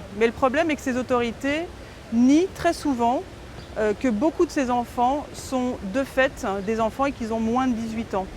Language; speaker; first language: French; native; French